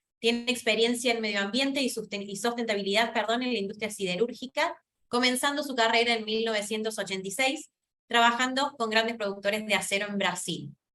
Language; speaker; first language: Spanish; native; Spanish